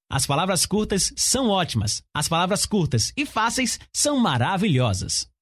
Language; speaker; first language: Portuguese; native; Portuguese